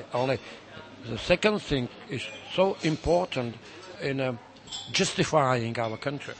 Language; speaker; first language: English; non-native, fluent; Czech